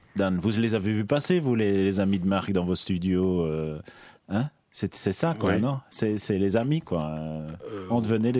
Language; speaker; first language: French; native; French